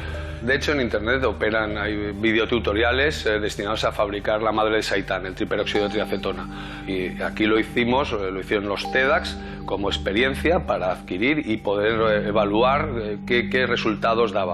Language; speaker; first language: Spanish; native; Spanish